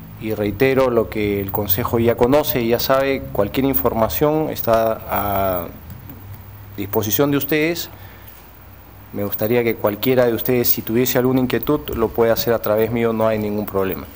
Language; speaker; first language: Spanish; native; Spanish